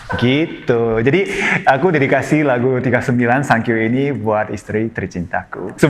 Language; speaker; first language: Indonesian; non-native, fluent; Japanese